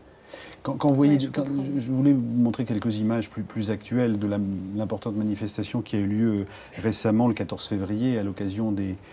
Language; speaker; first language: French; native; French